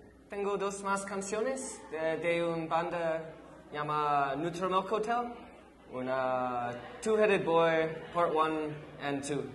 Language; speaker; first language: Spanish; non-native, learner; English